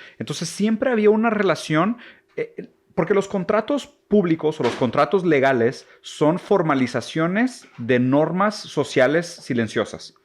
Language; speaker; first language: Spanish; native; Spanish